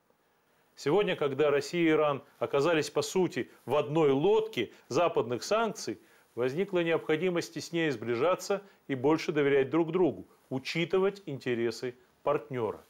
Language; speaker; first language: Russian; native; Russian